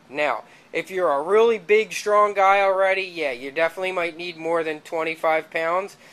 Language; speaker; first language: English; native; English